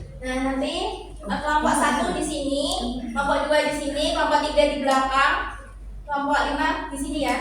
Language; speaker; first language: Indonesian; native; Indonesian